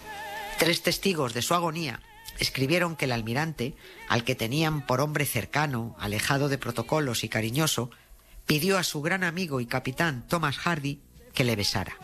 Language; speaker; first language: Spanish; native; Spanish